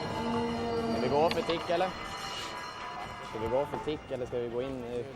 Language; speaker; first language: Swedish; native; Swedish